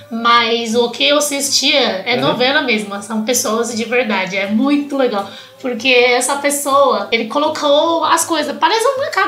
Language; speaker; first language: Portuguese; non-native, fluent; Chinese